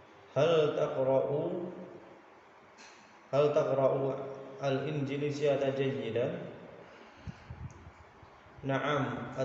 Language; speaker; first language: Arabic; non-native, learner; Indonesian